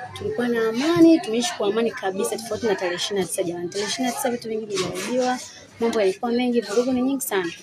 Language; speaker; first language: Swahili; native; Swahili